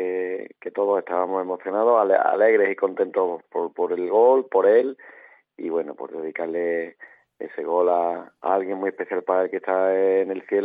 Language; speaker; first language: Spanish; native; Spanish